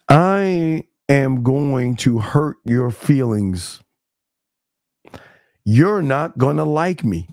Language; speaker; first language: English; native; English